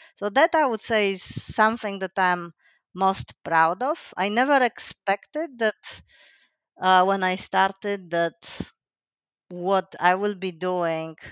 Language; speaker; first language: English; non-native, fluent; Polish